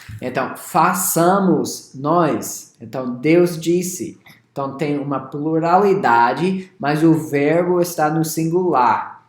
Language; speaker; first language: Portuguese; non-native, fluent; English